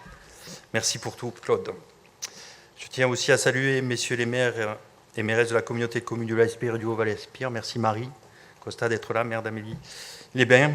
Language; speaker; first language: French; native; French